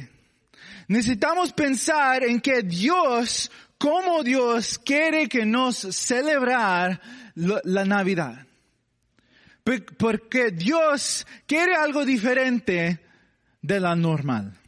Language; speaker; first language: Spanish; non-native, learner; English